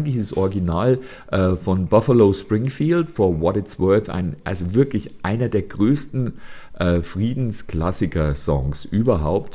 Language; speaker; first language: German; native; German